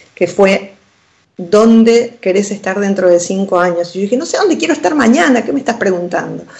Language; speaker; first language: Spanish; native; Spanish